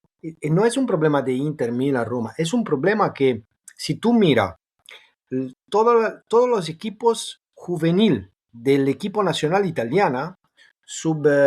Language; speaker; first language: Spanish; non-native, fluent; Italian